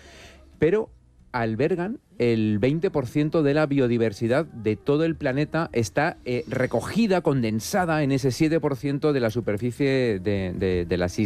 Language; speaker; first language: Spanish; native; Spanish